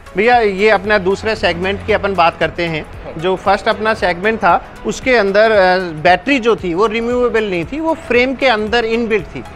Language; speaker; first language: Hindi; native; Hindi